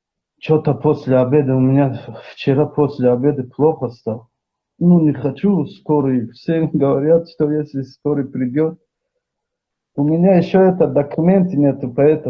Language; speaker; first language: Russian; non-native, learner; Tajik